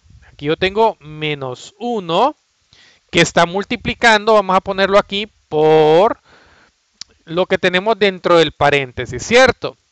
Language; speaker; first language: Spanish; native; Spanish